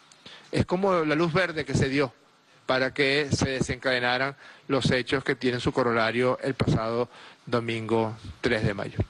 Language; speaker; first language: Spanish; native; Spanish